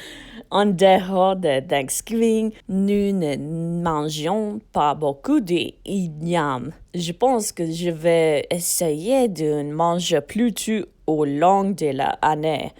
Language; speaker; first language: French; non-native, learner; English